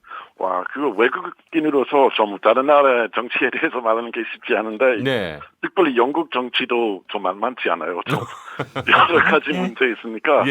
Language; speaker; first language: Korean; non-native, fluent; English